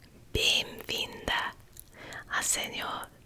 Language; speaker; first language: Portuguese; non-native, learner; English